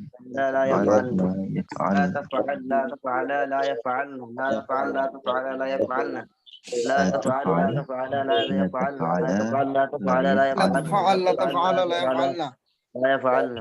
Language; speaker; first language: Arabic; non-native, learner; Bangla